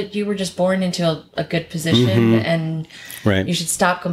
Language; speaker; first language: English; native; English